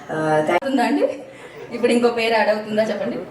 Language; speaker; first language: Telugu; native; Telugu